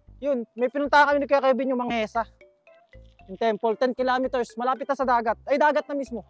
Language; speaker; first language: Filipino; native; Filipino